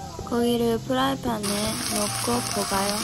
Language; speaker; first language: Korean; non-native, learner; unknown